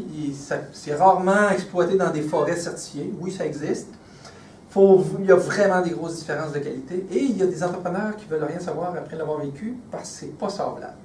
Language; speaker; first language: French; native; French